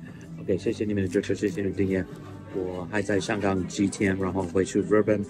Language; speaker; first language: Chinese; non-native, learner; English